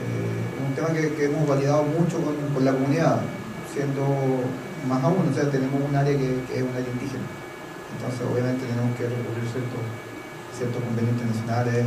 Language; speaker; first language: Spanish; native; Spanish